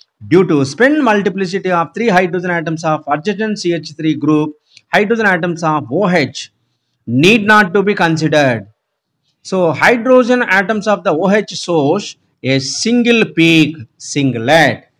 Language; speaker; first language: English; non-native, local second language; Telugu